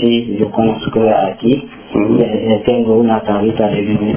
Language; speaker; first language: Spanish; non-native, learner; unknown